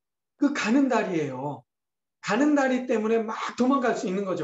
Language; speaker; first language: Korean; native; Korean